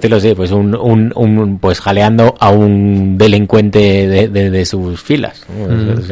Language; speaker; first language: Spanish; native; Spanish